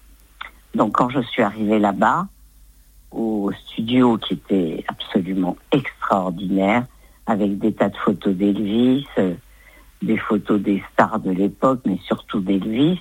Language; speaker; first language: French; native; French